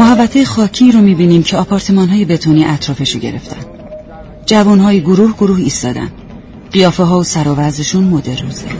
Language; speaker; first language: Persian; native; Persian